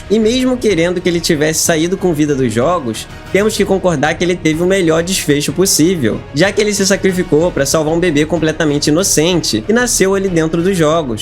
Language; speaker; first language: Portuguese; native; Portuguese